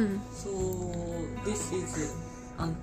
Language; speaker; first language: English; non-native, learner; Japanese